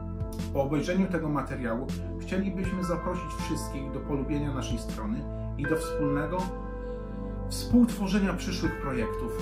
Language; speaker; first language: Polish; native; Polish